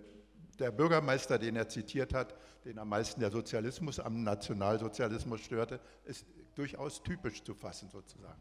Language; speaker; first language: German; native; German